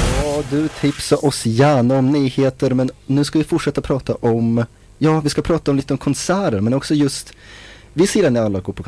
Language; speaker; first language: Swedish; native; Swedish